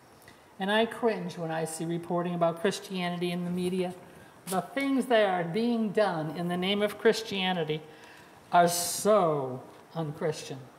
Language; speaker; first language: English; native; English